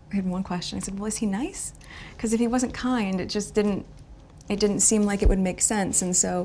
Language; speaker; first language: English; native; English